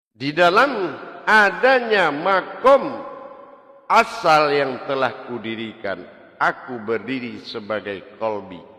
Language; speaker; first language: Malay; non-native, local second language; Javanese